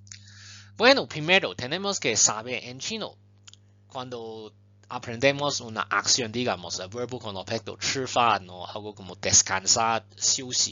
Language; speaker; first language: Spanish; non-native, fluent; Chinese